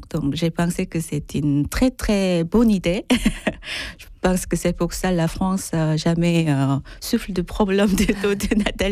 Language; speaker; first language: French; non-native, fluent; Korean